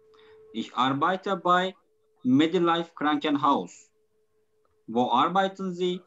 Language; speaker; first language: German; non-native, learner; Turkish